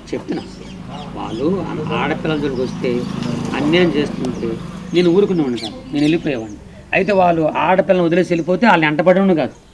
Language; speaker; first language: Telugu; non-native, local second language; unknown